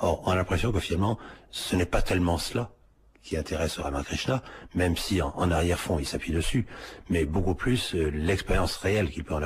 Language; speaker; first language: French; native; French